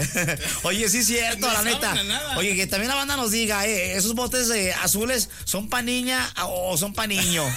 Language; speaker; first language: Spanish; native; Spanish